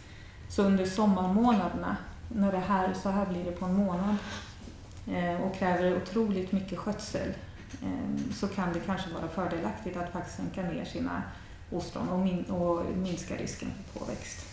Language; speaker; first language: Swedish; native; Swedish